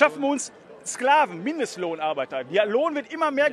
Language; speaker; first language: German; native; German